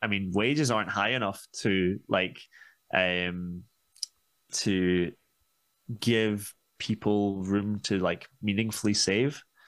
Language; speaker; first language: English; native; English